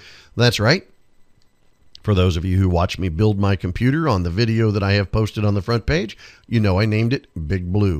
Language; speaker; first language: English; native; English